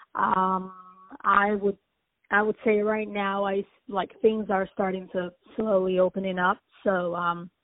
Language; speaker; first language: English; early bilingual, other home language; Italian